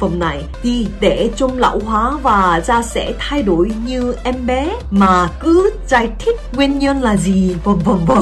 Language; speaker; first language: Vietnamese; non-native, fluent; Korean